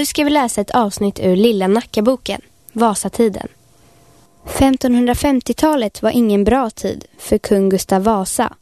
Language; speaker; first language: Swedish; native; Swedish